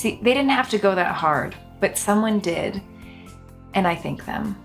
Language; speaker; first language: English; native; English